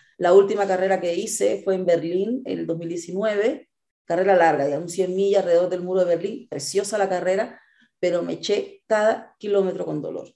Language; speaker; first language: Spanish; native; Spanish